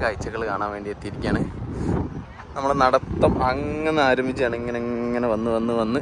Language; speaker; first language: English; non-native, local second language; Malayalam